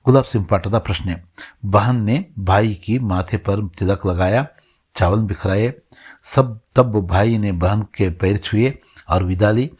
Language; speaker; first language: Hindi; non-native, local second language; Kannada